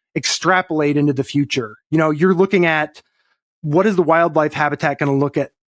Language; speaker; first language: English; native; English